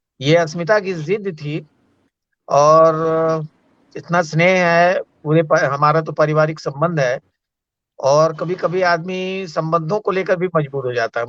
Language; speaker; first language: Hindi; native; Hindi